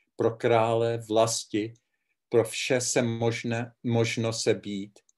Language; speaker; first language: Czech; early bilingual, heritage; Czech